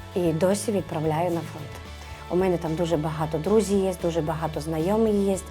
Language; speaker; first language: Ukrainian; non-native, fluent; Georgian